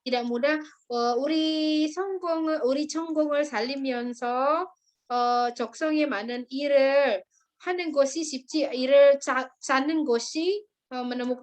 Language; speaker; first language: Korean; non-native, fluent; Indonesian